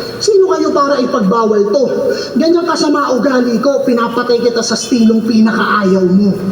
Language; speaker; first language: Filipino; non-native, local second language; Cebuano